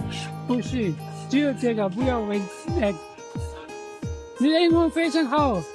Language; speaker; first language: Chinese; non-native, learner; Hindi